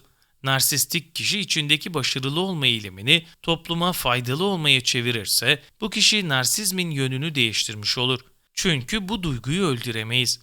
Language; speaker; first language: Turkish; native; Turkish